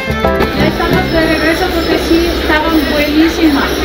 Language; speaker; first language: Spanish; non-native, fluent; Italian